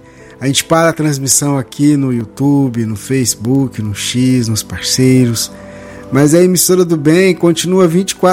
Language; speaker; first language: Portuguese; native; Portuguese